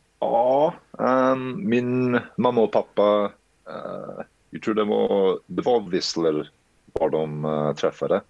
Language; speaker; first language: Swedish; early bilingual, heritage; Swedish